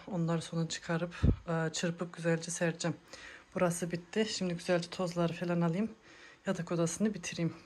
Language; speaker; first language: Turkish; early bilingual, heritage; Turkish